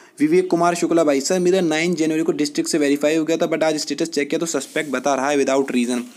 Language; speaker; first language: Hindi; native; Hindi